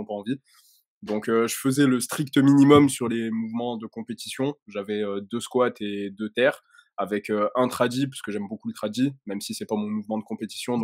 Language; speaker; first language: French; native; French